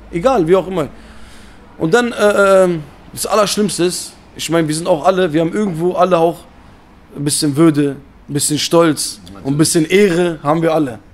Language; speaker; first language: German; early bilingual, other home language; Turkish